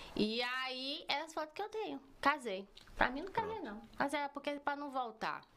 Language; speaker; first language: Portuguese; native; Portuguese